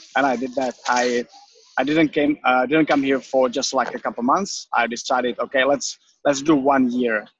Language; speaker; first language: English; non-native, fluent; Czech